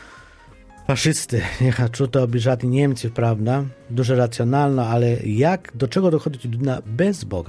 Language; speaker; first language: Polish; non-native, fluent; Ukrainian